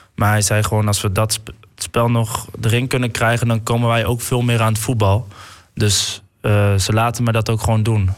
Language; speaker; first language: Dutch; native; Dutch